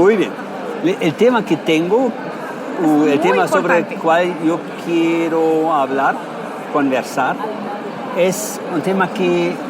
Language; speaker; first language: Spanish; non-native, fluent; German